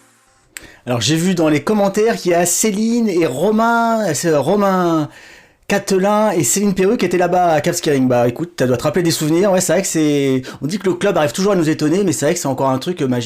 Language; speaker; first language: French; native; French